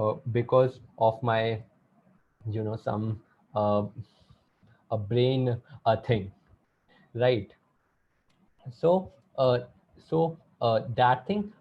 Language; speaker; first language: English; non-native, local second language; Hindi